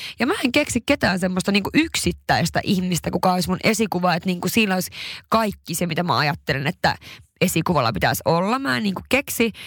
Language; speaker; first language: Finnish; early bilingual, heritage; Swedish